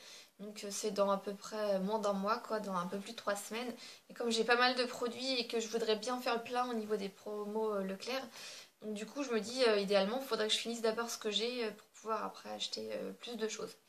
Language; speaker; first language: French; native; French